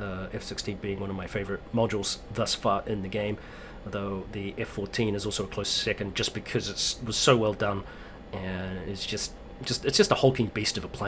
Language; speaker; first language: English; native; English